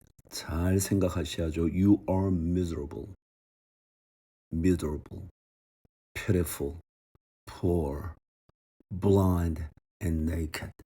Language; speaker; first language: English; non-native, fluent; Korean